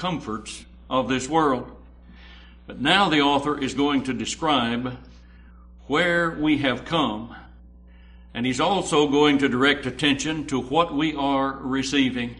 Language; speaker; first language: English; native; English